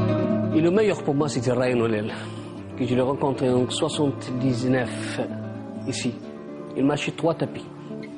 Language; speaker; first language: French; non-native, local second language; Arabic